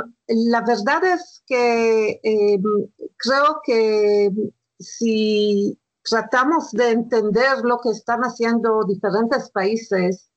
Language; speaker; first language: Spanish; non-native, fluent; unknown